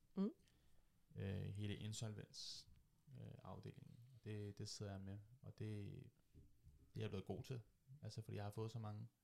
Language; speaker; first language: Danish; early bilingual, other home language; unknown